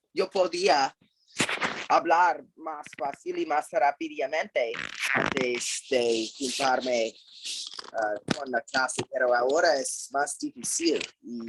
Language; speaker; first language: Spanish; non-native, fluent; English